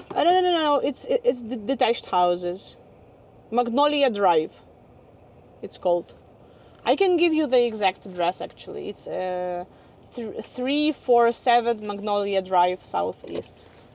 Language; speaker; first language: English; non-native, fluent; Ukrainian